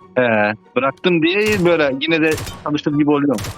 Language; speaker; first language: Turkish; early bilingual, heritage; Turkish